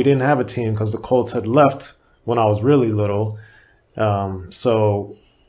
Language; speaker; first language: English; native; English